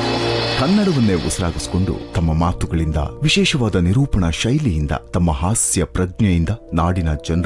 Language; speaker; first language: Kannada; native; Kannada